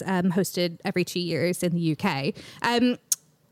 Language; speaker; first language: English; native; English